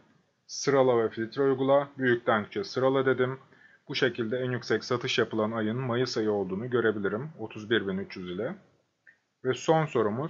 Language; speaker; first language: Turkish; native; Turkish